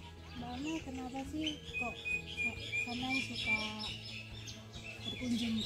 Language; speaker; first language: Indonesian; native; Indonesian